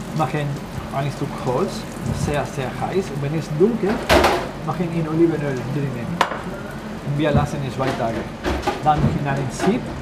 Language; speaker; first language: German; non-native, learner; Spanish